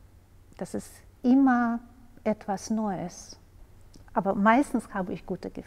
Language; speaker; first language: German; non-native, fluent; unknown